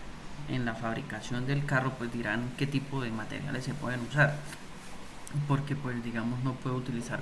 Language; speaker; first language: Spanish; native; Spanish